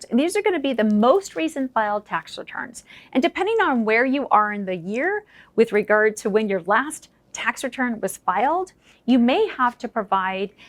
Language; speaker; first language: English; native; English